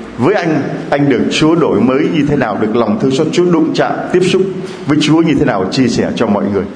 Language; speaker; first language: Vietnamese; native; Vietnamese